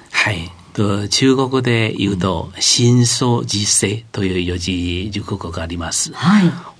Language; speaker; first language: Japanese; non-native, fluent; Chinese